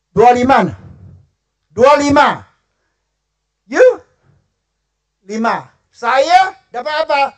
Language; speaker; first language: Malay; non-native, local second language; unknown